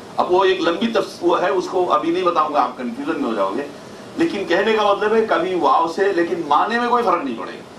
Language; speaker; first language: Urdu; native; Urdu